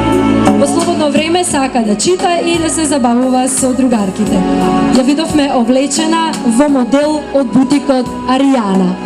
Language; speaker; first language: Macedonian; native; Macedonian